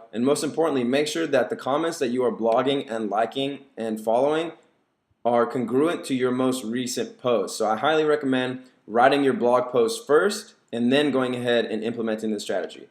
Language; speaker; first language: English; native; English